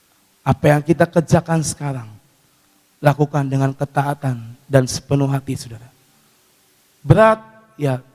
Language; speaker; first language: Indonesian; native; Indonesian